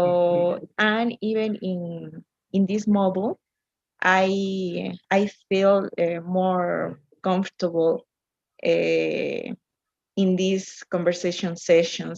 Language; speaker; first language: English; non-native, learner; Spanish